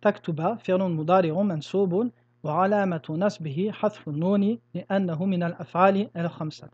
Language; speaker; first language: Arabic; non-native, fluent; French